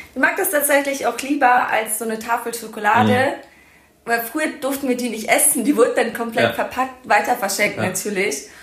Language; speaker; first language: German; early bilingual, other home language; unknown